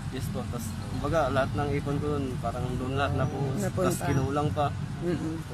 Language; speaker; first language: Filipino; non-native, local second language; Cebuano